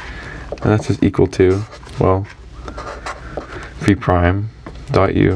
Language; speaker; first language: English; native; English